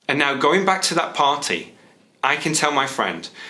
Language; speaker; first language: English; native; English